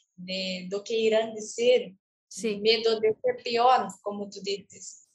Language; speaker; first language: Spanish; non-native, learner; Portuguese